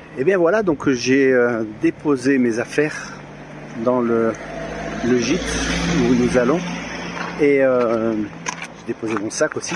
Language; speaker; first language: French; native; French